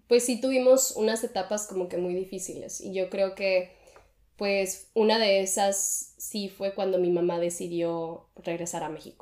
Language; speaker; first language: Spanish; early bilingual, heritage; Spanish